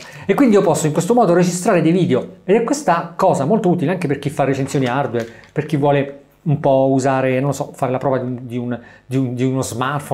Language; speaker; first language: Italian; native; Italian